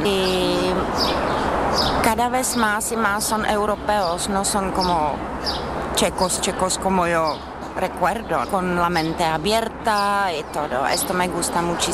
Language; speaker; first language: Spanish; non-native, learner; Czech